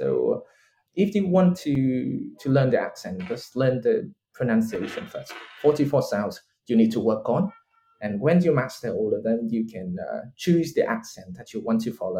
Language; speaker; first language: English; non-native, fluent; Vietnamese